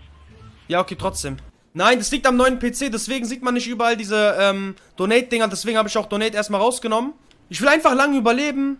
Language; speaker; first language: German; native; German